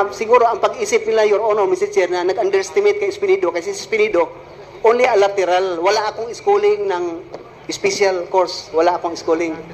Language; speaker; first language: Filipino; non-native, local second language; Cebuano